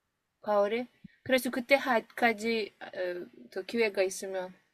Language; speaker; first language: Korean; non-native, learner; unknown